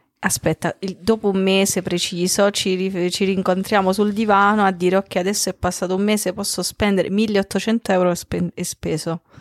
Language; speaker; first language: Italian; native; Italian